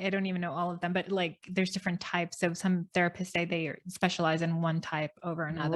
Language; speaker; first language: English; native; English